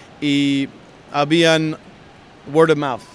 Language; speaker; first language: Spanish; non-native, learner; English